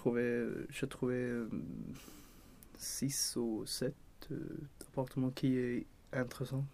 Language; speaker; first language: French; non-native, learner; Swedish